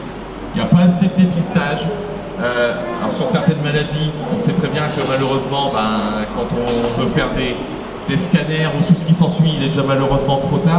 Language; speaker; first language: French; native; French